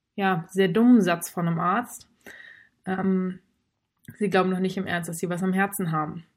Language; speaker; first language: German; native; German